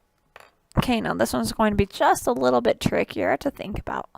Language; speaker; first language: English; native; English